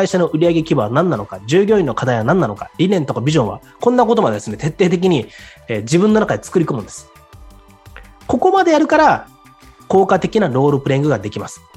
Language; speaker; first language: Japanese; native; Japanese